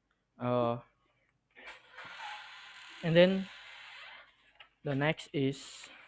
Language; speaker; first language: English; non-native, learner; Indonesian